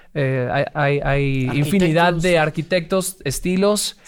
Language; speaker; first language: Spanish; native; Spanish